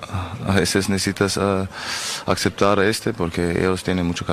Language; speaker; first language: Spanish; non-native, learner; German